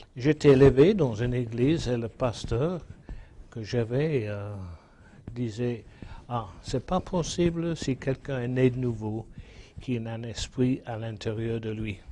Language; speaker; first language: French; non-native, fluent; English